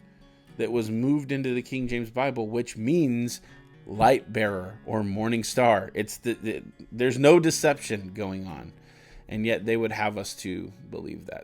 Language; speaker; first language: English; native; English